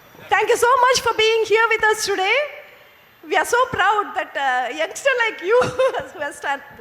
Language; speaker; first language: English; non-native, local second language; Malayalam